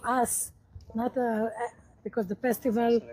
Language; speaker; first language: English; non-native, learner; Hebrew